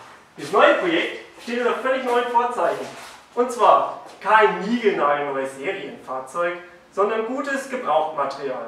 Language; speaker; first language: German; native; German